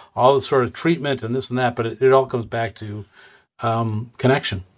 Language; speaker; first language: English; native; English